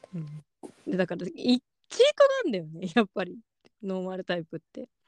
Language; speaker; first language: Japanese; native; Japanese